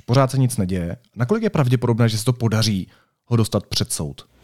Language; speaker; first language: Czech; native; Czech